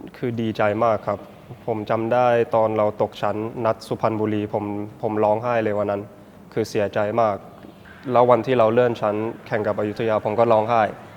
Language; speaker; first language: Thai; early bilingual, heritage; Thai